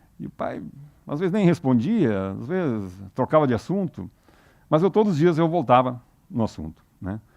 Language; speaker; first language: Portuguese; non-native, local second language; German